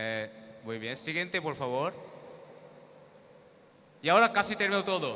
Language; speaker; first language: Spanish; non-native, learner; Korean